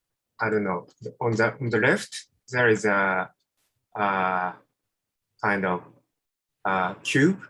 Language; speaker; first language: English; non-native, fluent; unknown